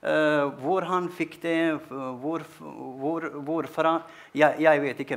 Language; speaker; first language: Norwegian; non-native, fluent; Bosnian